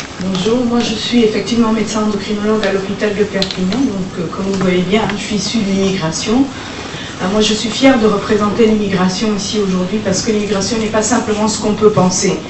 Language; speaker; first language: French; early bilingual, other home language; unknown